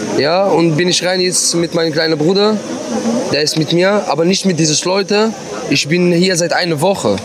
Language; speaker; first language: German; non-native, learner; Arabic